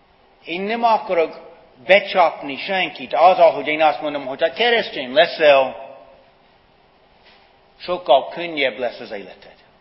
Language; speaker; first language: Hungarian; non-native, fluent; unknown